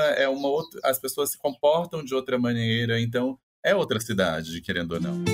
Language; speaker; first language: Portuguese; native; Portuguese